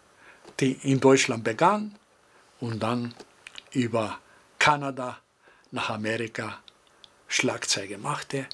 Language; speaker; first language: German; non-native, fluent; Greek